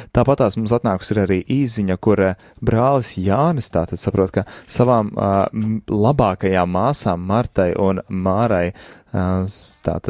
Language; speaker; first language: Latvian; native; Latvian